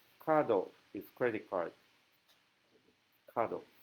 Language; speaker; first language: English; non-native, fluent; Japanese